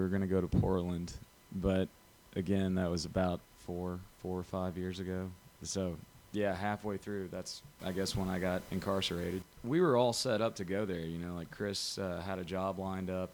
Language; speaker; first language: English; native; English